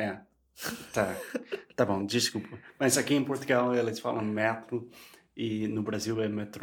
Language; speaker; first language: Portuguese; non-native, fluent; English